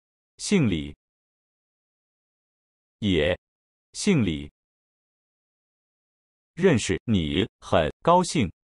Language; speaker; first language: Chinese; non-native, learner; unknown